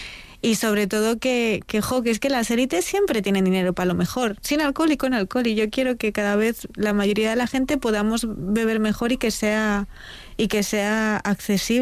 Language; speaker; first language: Spanish; native; Spanish